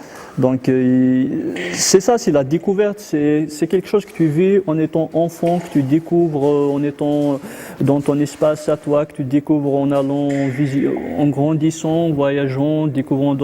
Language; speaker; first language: French; non-native, local second language; Kabyle